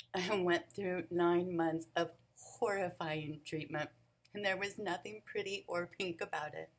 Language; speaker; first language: English; native; English